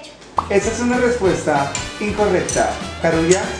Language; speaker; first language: Spanish; native; Spanish